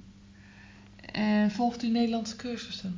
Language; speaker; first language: Dutch; native; Dutch